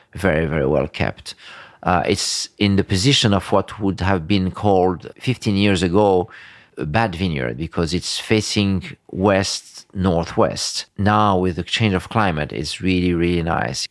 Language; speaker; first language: English; early bilingual, other home language; French